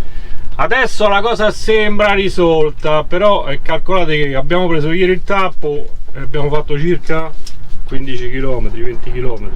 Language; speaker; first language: Italian; native; Italian